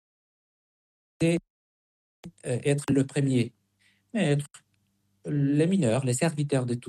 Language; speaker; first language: French; non-native, fluent; Spanish